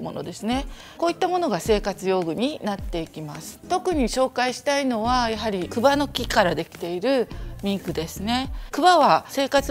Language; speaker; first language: Japanese; native; Japanese